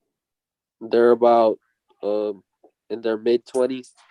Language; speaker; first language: English; native; English